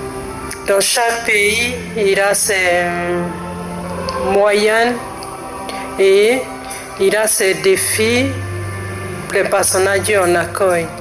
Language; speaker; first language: French; non-native, fluent; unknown